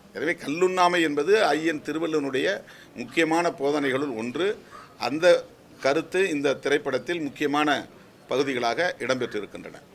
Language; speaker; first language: Tamil; native; Tamil